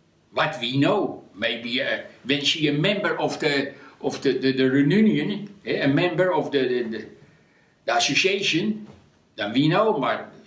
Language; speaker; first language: English; non-native, learner; Dutch